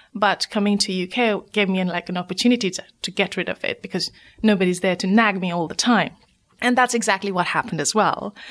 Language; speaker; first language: English; non-native, local second language; Nepali